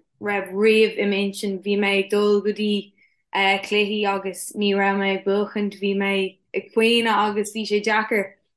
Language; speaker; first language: Irish; non-native, local second language; English